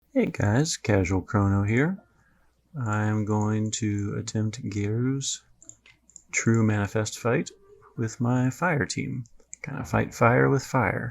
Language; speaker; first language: English; native; English